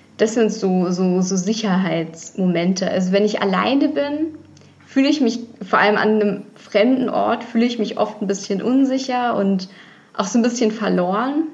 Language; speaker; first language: German; early bilingual, other home language; Russian